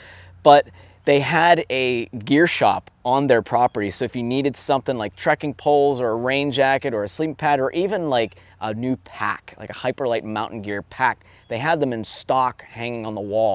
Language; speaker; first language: English; native; English